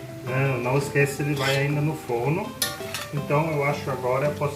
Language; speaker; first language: Portuguese; non-native, learner; German